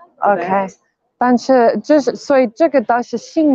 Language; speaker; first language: Chinese; non-native, learner; Afrikaans